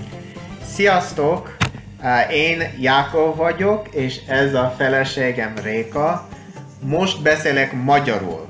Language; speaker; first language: Hungarian; non-native, learner; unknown